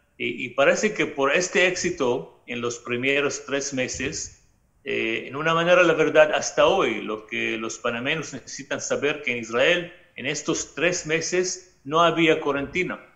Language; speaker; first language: Spanish; non-native, fluent; Arabic